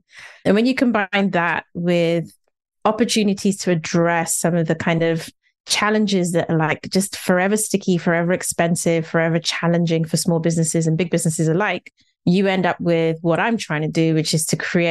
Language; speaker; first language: English; native; English